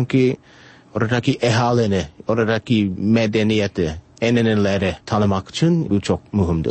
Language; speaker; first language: Turkish; non-native, fluent; English